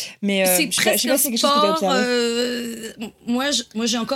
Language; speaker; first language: French; native; French